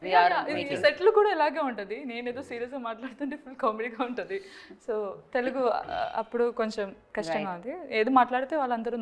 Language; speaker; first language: Telugu; non-native, learner; Malayalam